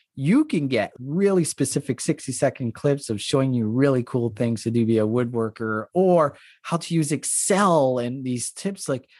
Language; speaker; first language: English; non-native, fluent; French